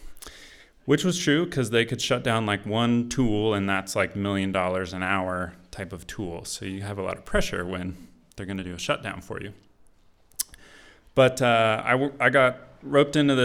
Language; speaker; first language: English; native; English